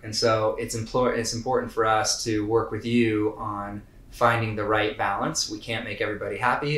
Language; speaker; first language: English; native; English